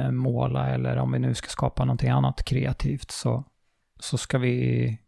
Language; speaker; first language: Swedish; native; Swedish